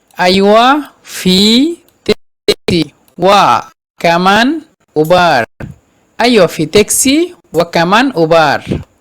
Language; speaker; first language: Egyptian Arabic; non-native, fluent; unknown